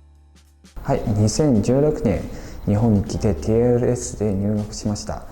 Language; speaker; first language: Japanese; non-native, fluent; Chinese